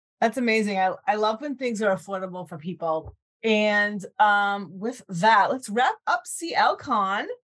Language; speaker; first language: English; native; English